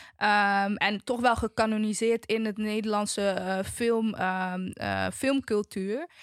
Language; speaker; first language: Dutch; native; Dutch